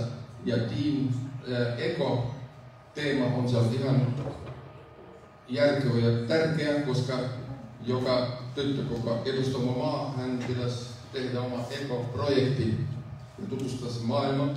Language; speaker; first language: Finnish; non-native, fluent; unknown